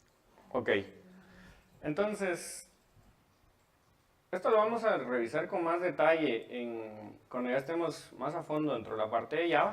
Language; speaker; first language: Spanish; native; Spanish